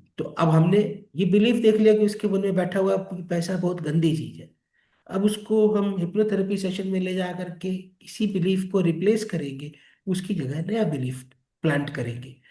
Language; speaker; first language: Hindi; native; Hindi